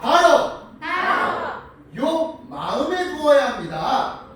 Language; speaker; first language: Korean; native; Korean